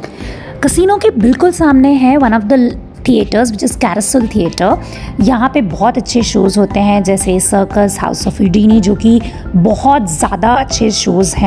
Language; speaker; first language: Hindi; native; Hindi